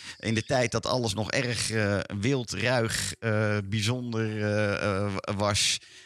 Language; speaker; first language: Dutch; native; Dutch